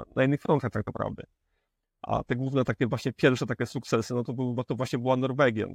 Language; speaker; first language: Polish; native; Polish